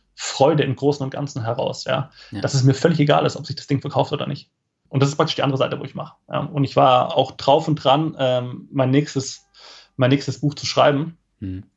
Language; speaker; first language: German; native; German